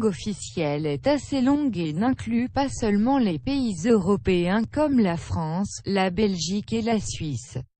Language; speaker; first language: French; non-native, learner; Russian